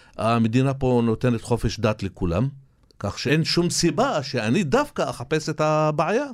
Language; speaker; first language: Hebrew; non-native, local second language; Arabic